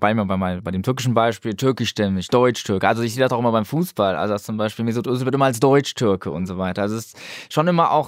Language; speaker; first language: German; native; German